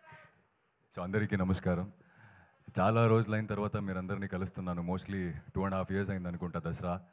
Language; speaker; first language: Telugu; non-native, fluent; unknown